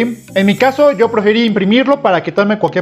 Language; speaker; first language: Spanish; native; Spanish